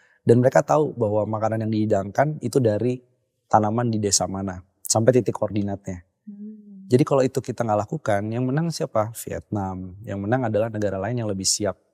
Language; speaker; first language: Indonesian; native; Indonesian